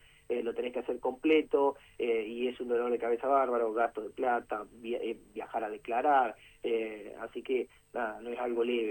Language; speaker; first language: Spanish; native; Spanish